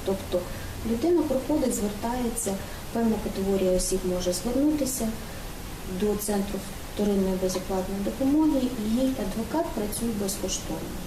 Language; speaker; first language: Ukrainian; native; Ukrainian